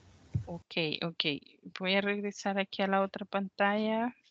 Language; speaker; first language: Spanish; native; Spanish